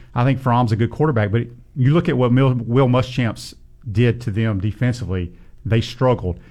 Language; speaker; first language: English; native; English